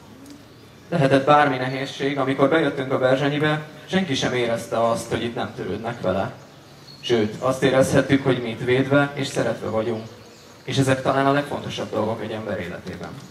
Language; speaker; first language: Hungarian; native; Hungarian